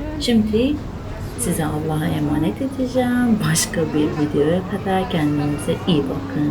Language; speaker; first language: Turkish; non-native, learner; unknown